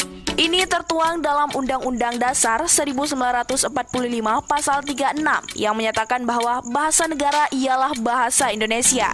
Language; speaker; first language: Indonesian; native; Indonesian